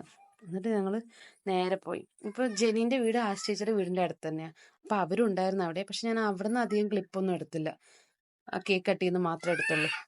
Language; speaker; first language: Malayalam; native; Malayalam